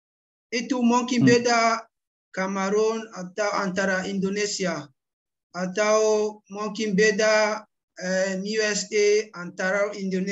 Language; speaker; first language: Indonesian; non-native, learner; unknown